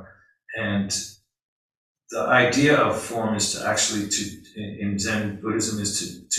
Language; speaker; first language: English; native; English